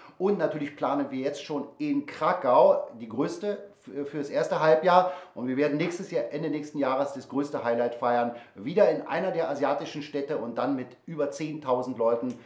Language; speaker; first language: German; native; German